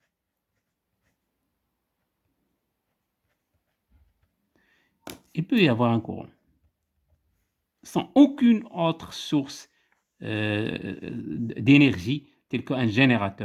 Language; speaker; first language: French; non-native, local second language; Arabic